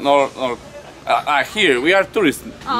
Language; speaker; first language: English; non-native, learner; Polish